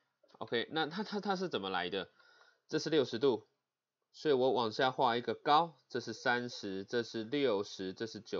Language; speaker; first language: Chinese; native; Chinese